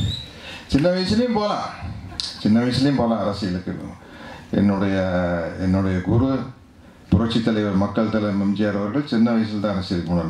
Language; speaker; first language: Tamil; native; Tamil